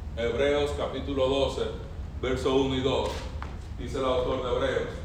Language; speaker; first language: Spanish; native; Spanish